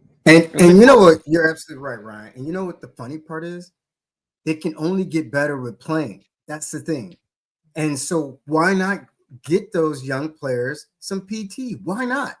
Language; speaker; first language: English; native; English